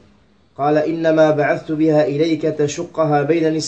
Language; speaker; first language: Arabic; native; Arabic